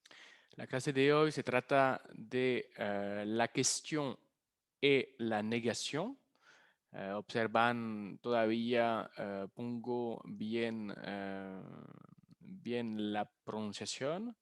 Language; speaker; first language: Spanish; non-native, fluent; French